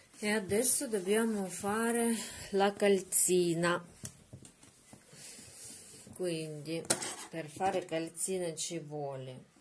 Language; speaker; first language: Italian; non-native, learner; Russian